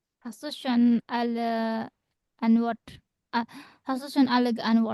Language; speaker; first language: German; non-native, fluent; Indonesian